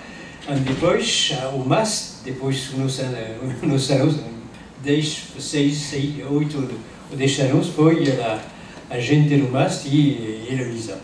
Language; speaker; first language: Portuguese; non-native, learner; French